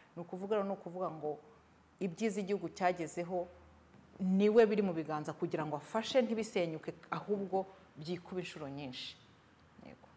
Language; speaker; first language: Kinyarwanda; native; Kinyarwanda